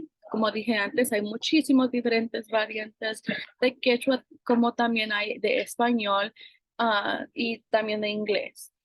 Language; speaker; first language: Spanish; non-native, fluent; English